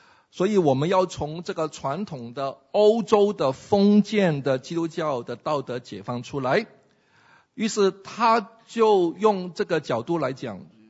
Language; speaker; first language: Chinese; native; Chinese